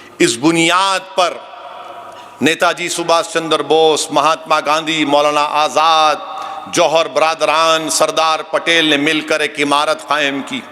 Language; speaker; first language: Urdu; native; Urdu